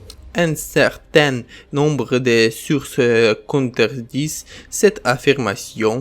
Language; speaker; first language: French; non-native, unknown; Ukrainian